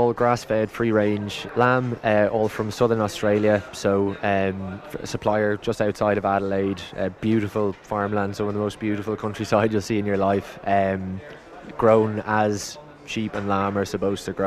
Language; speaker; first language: English; native; English